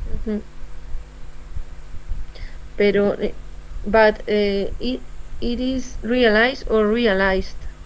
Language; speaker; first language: English; non-native, learner; Spanish